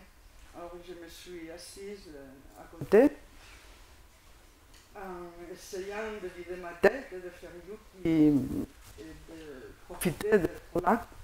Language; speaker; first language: French; non-native, fluent; Spanish